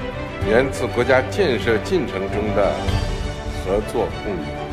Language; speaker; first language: Chinese; native; Chinese